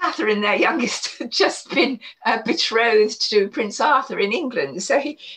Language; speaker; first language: English; native; English